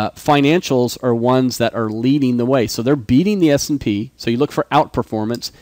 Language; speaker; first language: English; native; English